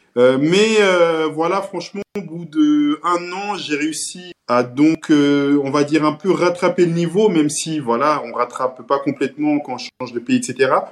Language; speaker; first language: French; early bilingual, other home language; Kabuverdianu